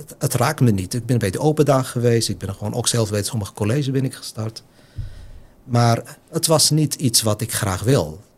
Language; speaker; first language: Dutch; non-native, fluent; Arabic